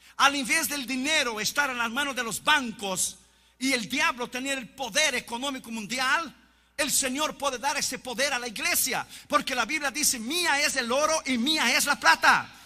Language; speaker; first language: Spanish; non-native, fluent; Portuguese